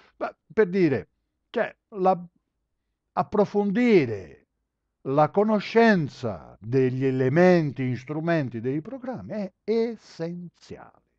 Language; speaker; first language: Italian; early bilingual, heritage; Italian